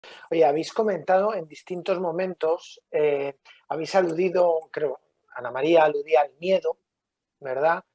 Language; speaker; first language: Spanish; native; Spanish